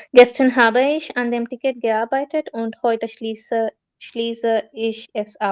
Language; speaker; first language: German; non-native, learner; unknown